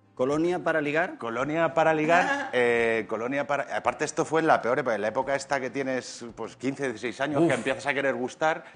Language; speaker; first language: Spanish; native; Spanish